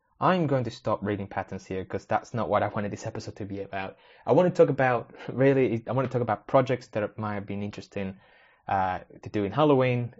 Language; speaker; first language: English; early bilingual, other home language; Spanish